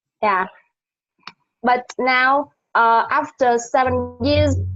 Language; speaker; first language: English; non-native, learner; Vietnamese